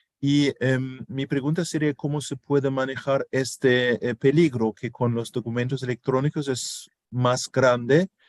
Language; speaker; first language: Spanish; non-native, fluent; German